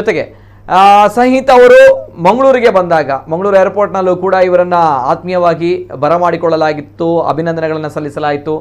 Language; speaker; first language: Kannada; native; Kannada